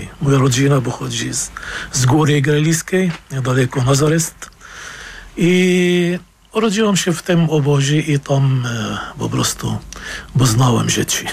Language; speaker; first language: Polish; non-native, fluent; Arabic